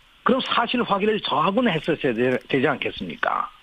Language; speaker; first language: Korean; native; Korean